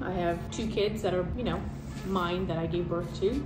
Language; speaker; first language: English; native; English